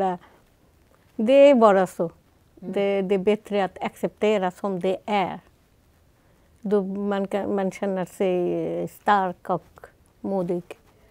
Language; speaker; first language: Swedish; non-native, fluent; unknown